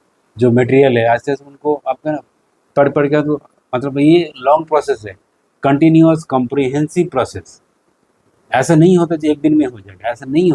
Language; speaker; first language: Hindi; non-native, local second language; Bangla